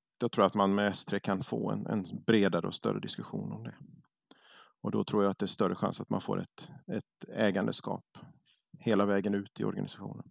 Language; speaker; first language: Swedish; native; Swedish